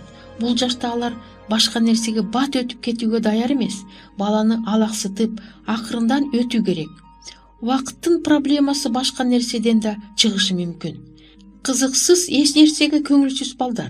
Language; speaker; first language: Kyrgyz; native; Kyrgyz